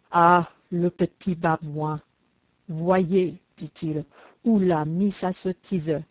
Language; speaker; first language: French; native; French